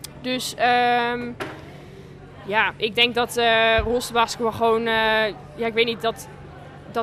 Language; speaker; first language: Dutch; native; Dutch